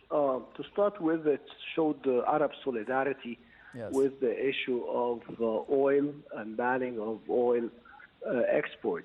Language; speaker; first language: English; non-native, fluent; Arabic